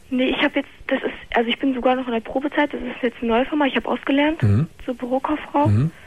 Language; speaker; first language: German; native; German